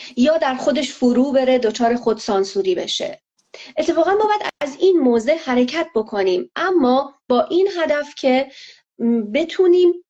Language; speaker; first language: Persian; non-native, local second language; Azerbaijani